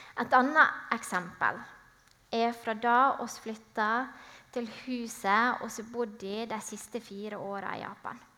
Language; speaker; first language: Norwegian; native; Norwegian